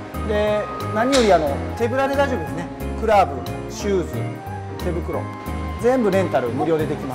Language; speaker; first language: Japanese; native; Japanese